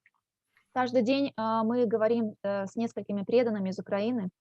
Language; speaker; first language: Russian; native; Russian